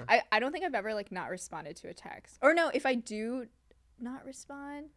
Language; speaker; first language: English; native; English